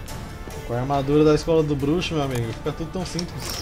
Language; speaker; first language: Portuguese; native; Portuguese